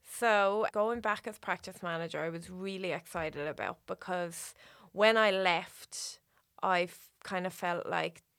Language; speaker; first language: English; native; English